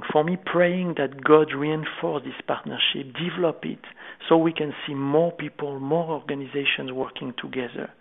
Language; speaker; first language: English; non-native, fluent; French